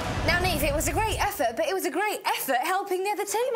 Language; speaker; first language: English; native; English